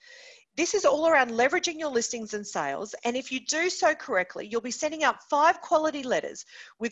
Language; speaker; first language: English; native; English